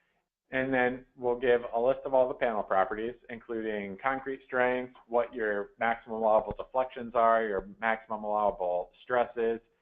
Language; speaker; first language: English; native; English